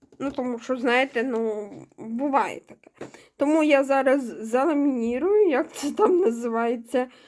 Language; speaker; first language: Ukrainian; non-native, local second language; Russian